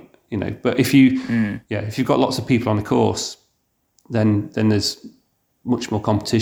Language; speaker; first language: English; native; English